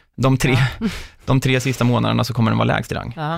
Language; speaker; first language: Swedish; native; Swedish